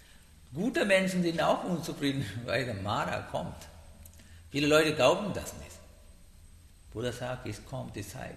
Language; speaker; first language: German; non-native, learner; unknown